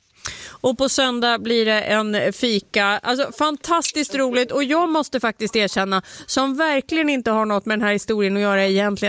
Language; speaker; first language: Swedish; native; Swedish